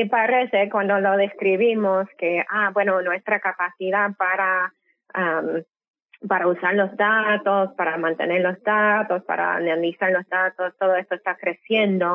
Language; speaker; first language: Spanish; non-native, fluent; English